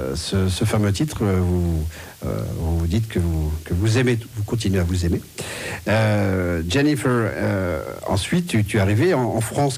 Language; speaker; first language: French; native; French